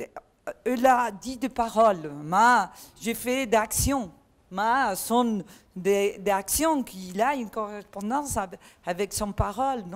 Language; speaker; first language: French; non-native, learner; Catalan